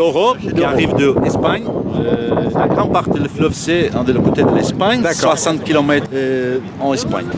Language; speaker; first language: French; non-native, learner; Portuguese